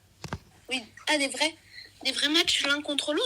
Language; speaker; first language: French; native; French